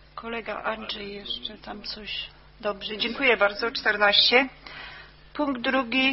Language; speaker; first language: Polish; native; Polish